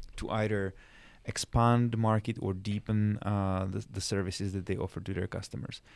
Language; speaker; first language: English; non-native, fluent; Czech